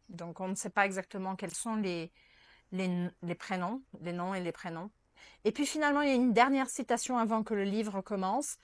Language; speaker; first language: French; non-native, fluent; Portuguese